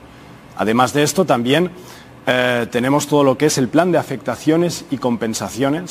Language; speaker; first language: Spanish; native; Spanish